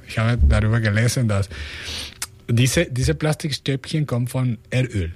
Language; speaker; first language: German; non-native, fluent; Spanish